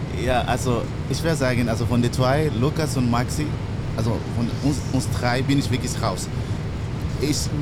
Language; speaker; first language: German; non-native, learner; English